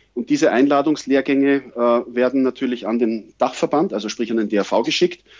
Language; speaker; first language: German; native; German